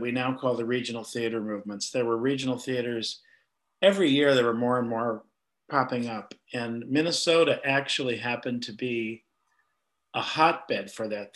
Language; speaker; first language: English; native; English